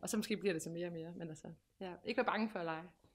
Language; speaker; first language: Danish; native; Danish